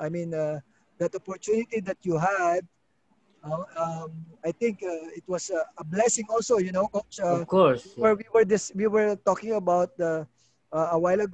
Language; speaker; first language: English; non-native, local second language; Filipino